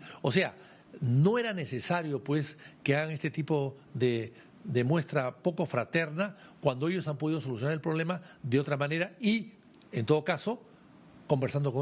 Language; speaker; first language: Spanish; native; Spanish